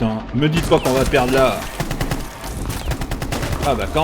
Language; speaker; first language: French; native; French